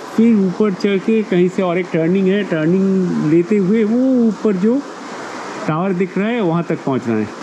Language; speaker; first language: Hindi; non-native, local second language; Bangla